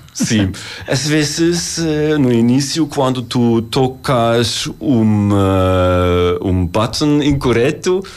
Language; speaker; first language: Portuguese; non-native, learner; German